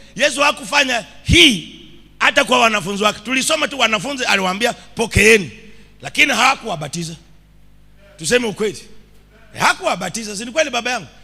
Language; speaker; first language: Swahili; non-native, local second language; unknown